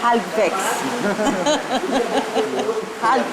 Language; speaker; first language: German; non-native, learner; Polish